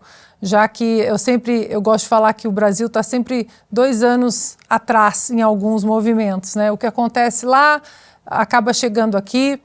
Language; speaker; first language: Portuguese; native; Portuguese